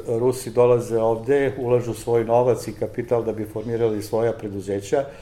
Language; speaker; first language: Serbian; native; Serbian